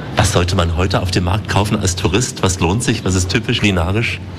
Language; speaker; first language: German; native; German